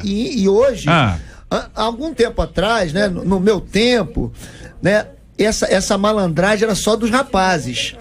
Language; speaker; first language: Portuguese; native; Portuguese